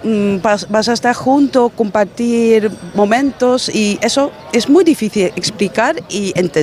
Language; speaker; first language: Spanish; non-native, fluent; Dutch